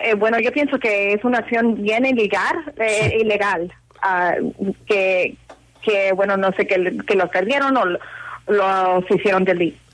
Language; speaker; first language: Spanish; early bilingual, heritage; English